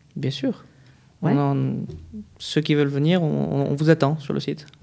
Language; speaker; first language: French; native; French